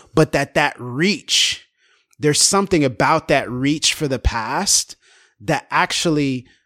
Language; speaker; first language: English; early bilingual, other home language; Yoruba